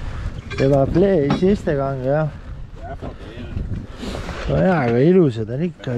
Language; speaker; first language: Danish; non-native, learner; Estonian